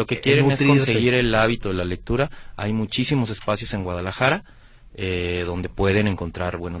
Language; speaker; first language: Spanish; native; Spanish